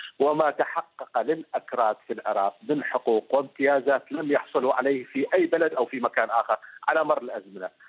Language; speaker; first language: Arabic; native; Arabic